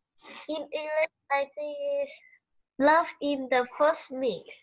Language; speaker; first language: English; non-native, learner; Vietnamese